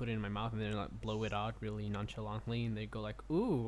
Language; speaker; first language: English; non-native, fluent; Hebrew